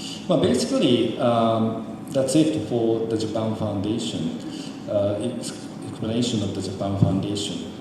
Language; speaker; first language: English; non-native, fluent; Japanese